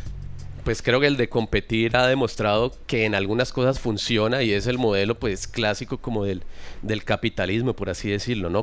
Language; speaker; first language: Spanish; native; Spanish